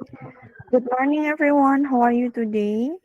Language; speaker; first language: English; non-native, fluent; Indonesian